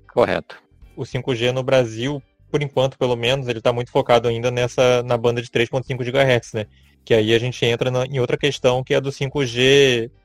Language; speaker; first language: Portuguese; native; Portuguese